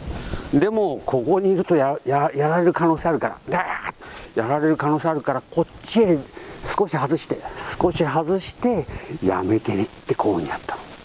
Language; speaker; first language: Japanese; native; Japanese